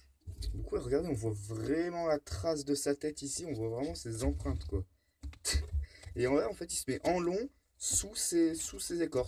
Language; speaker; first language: French; native; French